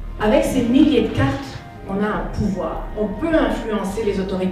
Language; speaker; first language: French; native; French